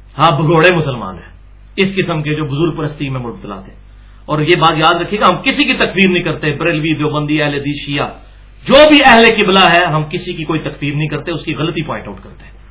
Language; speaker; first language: Urdu; non-native, local second language; Punjabi